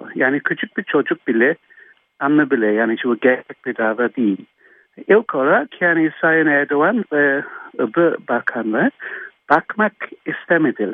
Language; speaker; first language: Turkish; non-native, fluent; English